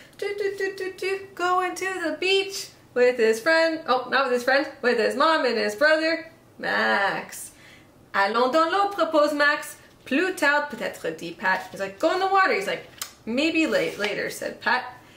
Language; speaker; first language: English; native; English